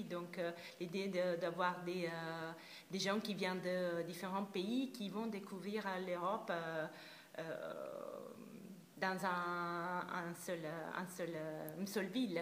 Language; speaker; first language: French; non-native, fluent; Italian